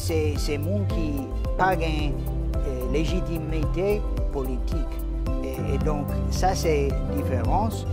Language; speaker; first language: Haitian Creole; non-native, fluent; English